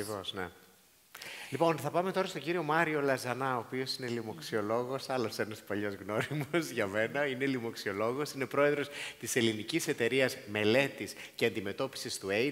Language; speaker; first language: Greek; native; Greek